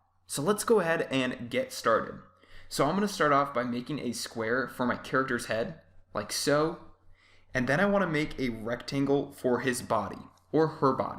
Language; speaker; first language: English; native; English